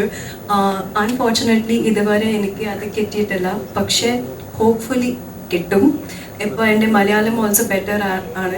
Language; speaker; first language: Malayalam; non-native, learner; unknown